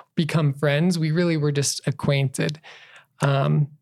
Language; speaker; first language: English; native; English